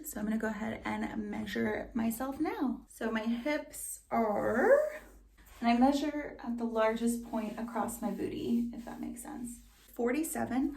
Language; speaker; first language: English; native; English